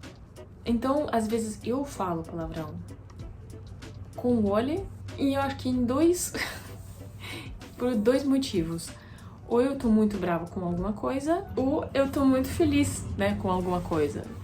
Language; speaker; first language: Portuguese; non-native, fluent; Russian